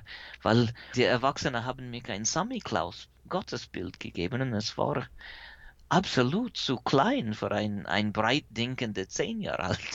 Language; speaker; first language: German; early bilingual, heritage; English